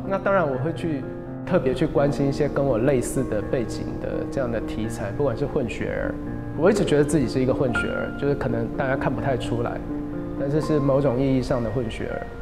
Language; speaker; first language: Chinese; non-native, local second language; Min Nan Chinese